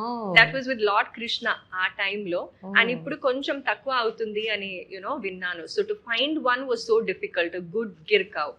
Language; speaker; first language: Telugu; non-native, local second language; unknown